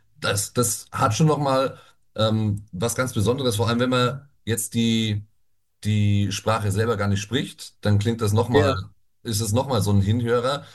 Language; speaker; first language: German; native; German